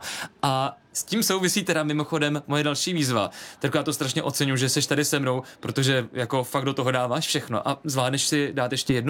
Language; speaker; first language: Czech; native; Czech